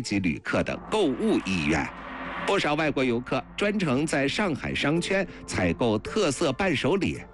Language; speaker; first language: Chinese; native; Chinese